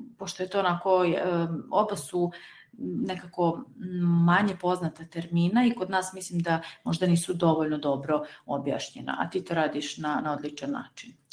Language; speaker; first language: Serbian; native; Serbian